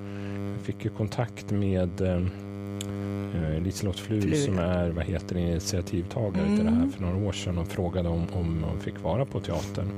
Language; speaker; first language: Swedish; native; Swedish